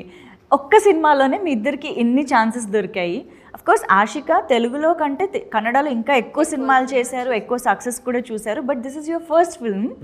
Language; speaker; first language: Telugu; native; Telugu